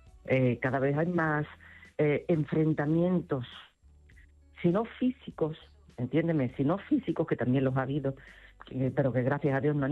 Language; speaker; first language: Spanish; native; Spanish